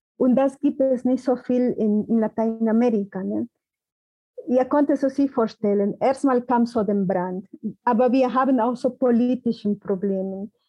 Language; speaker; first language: German; non-native, fluent; Spanish